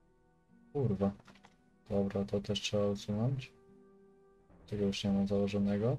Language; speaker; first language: Polish; native; Polish